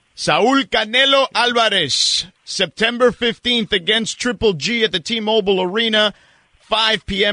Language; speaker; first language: English; early bilingual, other home language; Spanish